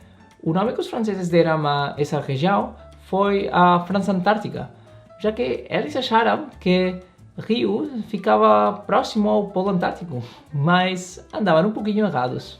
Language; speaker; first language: Portuguese; non-native, learner; Spanish